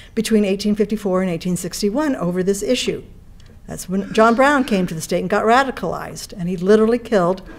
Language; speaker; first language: English; native; English